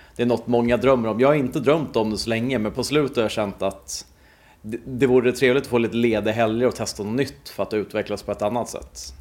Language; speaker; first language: Swedish; native; Swedish